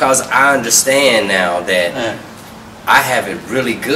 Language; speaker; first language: English; native; English